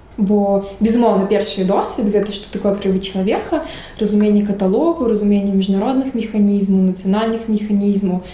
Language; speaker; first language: Belarusian; non-native, local second language; Russian